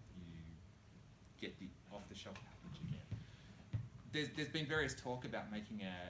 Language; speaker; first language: English; native; English